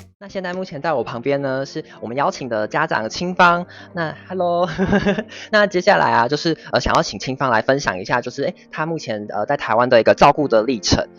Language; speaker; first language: Chinese; native; Chinese